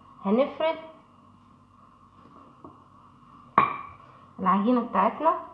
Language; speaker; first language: Arabic; native; Arabic